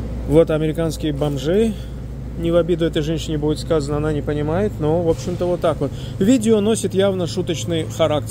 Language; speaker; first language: Russian; native; Russian